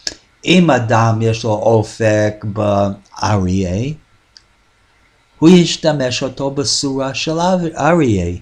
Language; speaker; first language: Hebrew; non-native, fluent; English